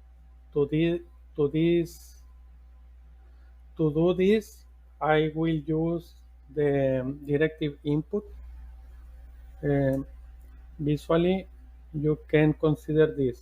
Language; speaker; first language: English; non-native, learner; Spanish